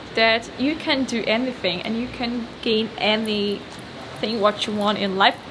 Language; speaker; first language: English; non-native, fluent; Polish